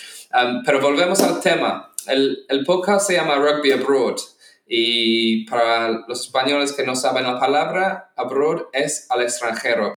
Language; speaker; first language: Spanish; non-native, fluent; English